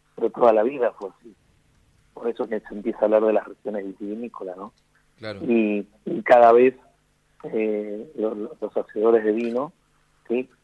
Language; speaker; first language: Spanish; native; Spanish